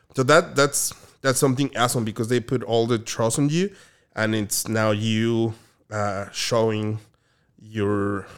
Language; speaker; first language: English; non-native, fluent; Spanish